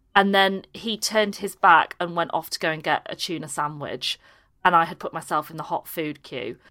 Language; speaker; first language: English; native; English